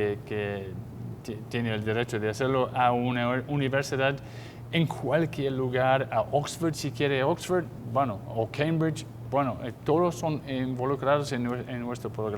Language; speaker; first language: Spanish; non-native, fluent; English